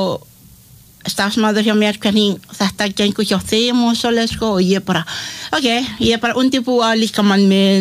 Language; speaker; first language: Icelandic; non-native, learner; Malay